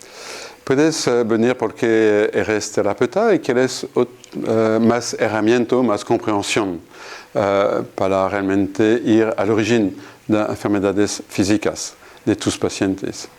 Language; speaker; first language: Spanish; non-native, fluent; French